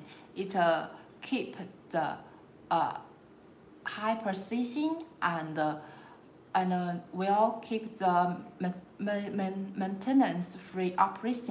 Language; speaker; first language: English; non-native, learner; Chinese